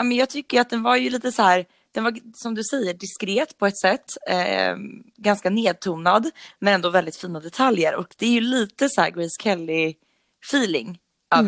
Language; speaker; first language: Swedish; native; Swedish